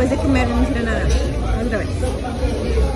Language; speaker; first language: Spanish; early bilingual, heritage; Spanish